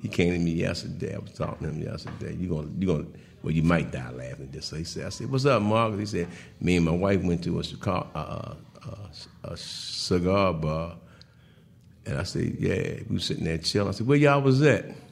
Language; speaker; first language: English; native; English